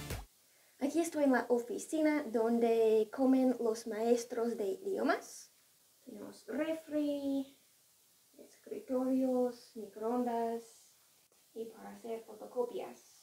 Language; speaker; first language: Spanish; non-native, fluent; English